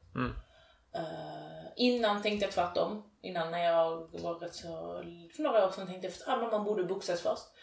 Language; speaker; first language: Swedish; early bilingual, other home language; Persian